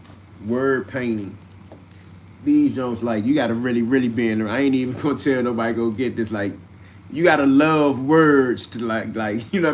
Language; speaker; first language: English; native; English